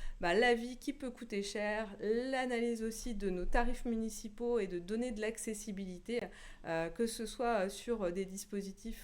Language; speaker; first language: French; native; French